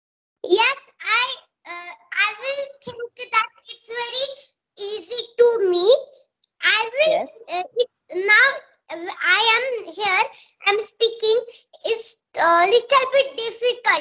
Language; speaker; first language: English; non-native, local second language; Marathi